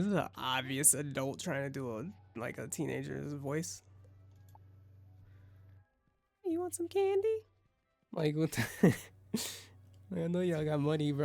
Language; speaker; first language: English; native; English